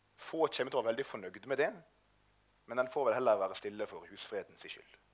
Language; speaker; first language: Norwegian; native; Norwegian